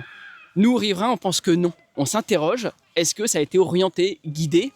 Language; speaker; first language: French; native; French